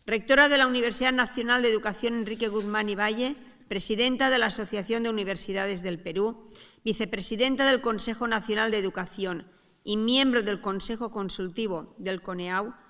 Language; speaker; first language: Spanish; non-native, local second language; Catalan